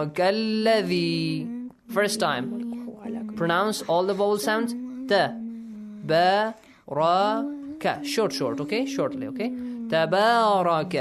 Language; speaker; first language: English; non-native, fluent; Persian